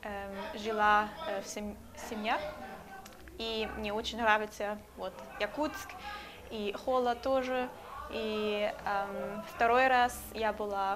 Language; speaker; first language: Russian; non-native, learner; German